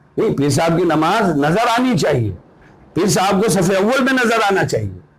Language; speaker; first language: Urdu; native; Urdu